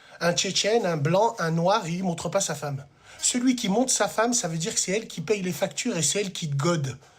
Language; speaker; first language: French; early bilingual, other home language; Arabic